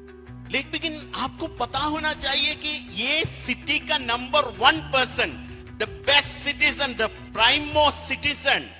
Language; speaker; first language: Hindi; non-native, fluent; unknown